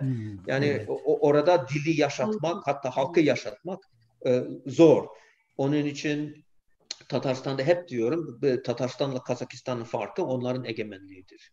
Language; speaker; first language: Turkish; non-native, fluent; English